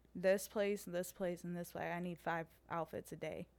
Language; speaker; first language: English; early bilingual, heritage; Serbian